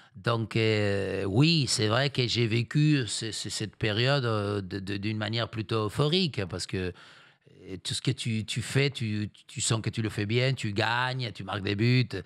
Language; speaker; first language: French; non-native, fluent; Spanish